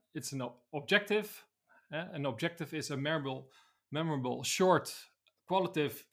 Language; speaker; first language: English; non-native, fluent; Dutch